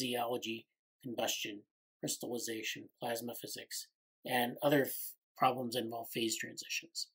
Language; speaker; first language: English; native; English